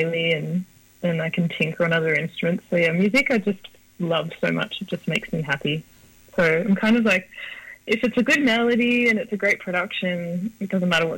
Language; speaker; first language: English; native; English